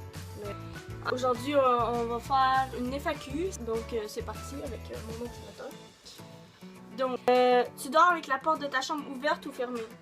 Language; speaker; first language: French; native; French